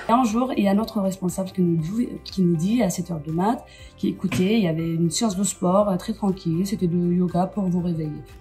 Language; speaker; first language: French; non-native, fluent; Arabic